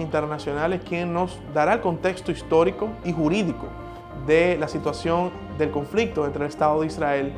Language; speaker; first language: Spanish; native; Spanish